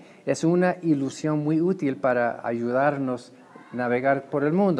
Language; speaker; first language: Spanish; non-native, fluent; English